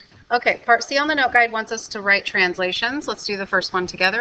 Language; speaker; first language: English; native; English